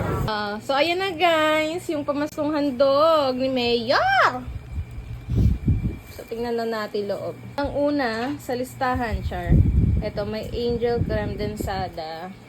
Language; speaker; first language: Filipino; native; Filipino